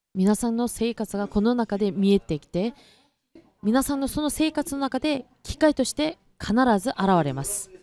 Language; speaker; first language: Japanese; non-native, fluent; Korean